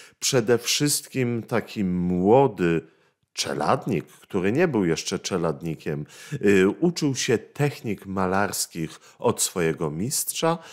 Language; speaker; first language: Polish; native; Polish